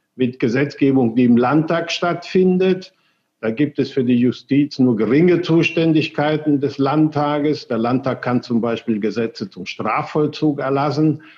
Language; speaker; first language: German; early bilingual, other home language; Spanish